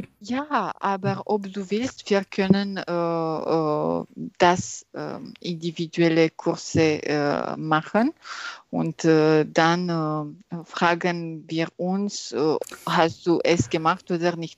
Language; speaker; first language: German; non-native, learner; French